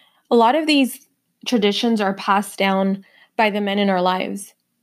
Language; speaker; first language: English; early bilingual, other home language; Spanish